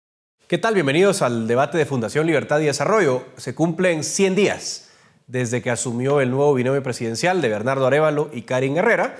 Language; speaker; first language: Spanish; native; Spanish